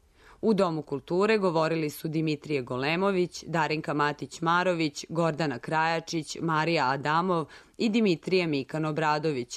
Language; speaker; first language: Serbian; native; Serbian